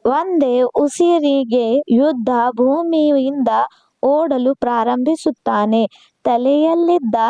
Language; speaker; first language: Kannada; non-native, local second language; Urdu